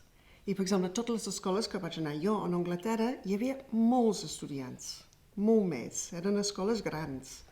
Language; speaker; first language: Catalan; non-native, fluent; English